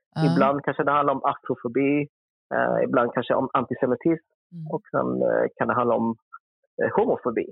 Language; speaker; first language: Swedish; early bilingual, other home language; Vietnamese